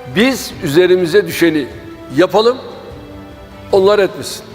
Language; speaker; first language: Turkish; native; Turkish